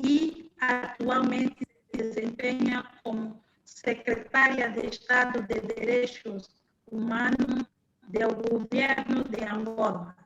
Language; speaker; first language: Spanish; non-native, fluent; Portuguese